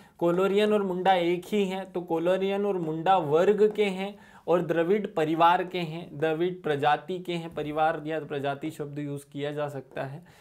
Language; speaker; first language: Hindi; native; Hindi